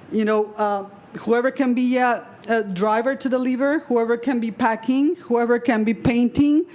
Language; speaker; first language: English; non-native, fluent; Spanish